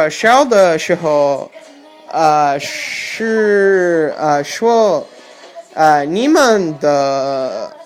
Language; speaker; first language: Chinese; non-native, learner; English